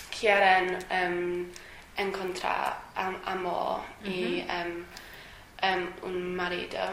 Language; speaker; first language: Spanish; non-native, learner; English